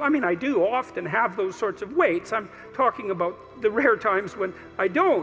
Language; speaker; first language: English; native; English